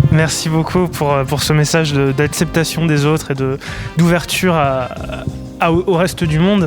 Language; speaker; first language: French; native; French